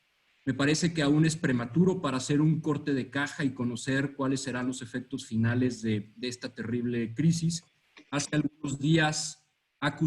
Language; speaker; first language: Spanish; native; Spanish